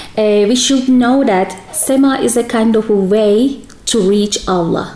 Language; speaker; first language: English; non-native, fluent; Turkish